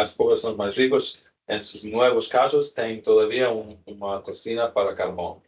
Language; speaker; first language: Portuguese; non-native, learner; Spanish